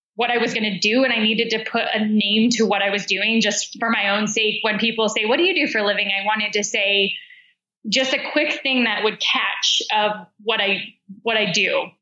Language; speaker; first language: English; native; English